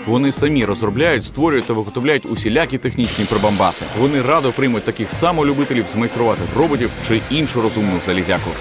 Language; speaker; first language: Ukrainian; native; Ukrainian